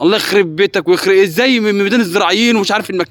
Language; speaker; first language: Arabic; native; Arabic